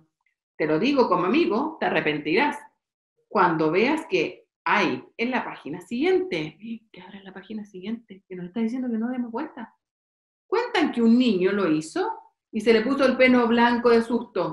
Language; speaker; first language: Spanish; native; Spanish